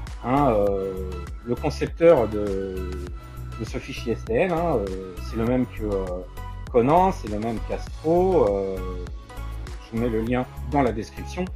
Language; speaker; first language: French; native; French